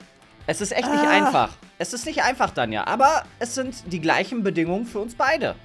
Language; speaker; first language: German; native; German